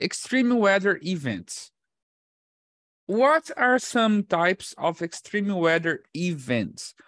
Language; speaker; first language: English; non-native, fluent; Portuguese